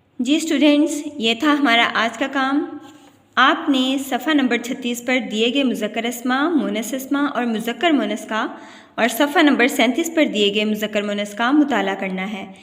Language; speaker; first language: Urdu; native; Urdu